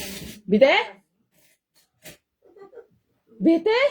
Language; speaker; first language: German; non-native, learner; Filipino